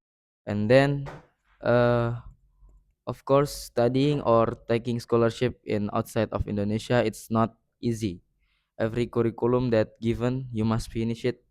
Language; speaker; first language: English; non-native, learner; Indonesian